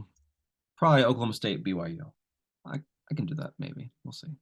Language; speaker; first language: English; native; English